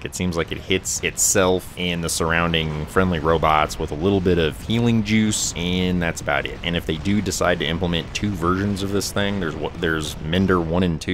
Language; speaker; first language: English; native; English